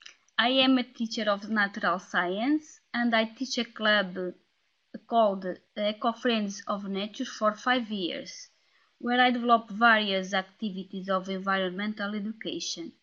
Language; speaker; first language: English; non-native, learner; Portuguese